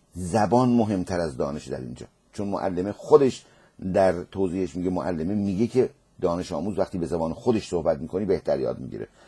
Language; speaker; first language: Persian; non-native, local second language; Azerbaijani